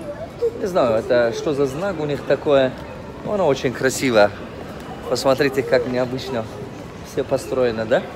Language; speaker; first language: Russian; non-native, local second language; Tajik